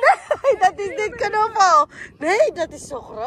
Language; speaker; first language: Dutch; non-native, learner; Filipino